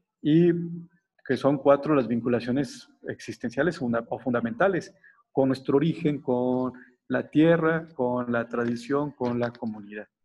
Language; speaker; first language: Spanish; native; Spanish